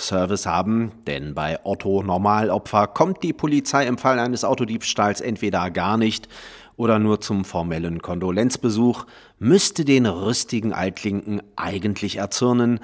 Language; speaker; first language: German; native; German